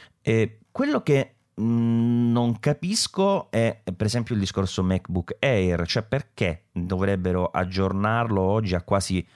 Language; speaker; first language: Italian; native; Italian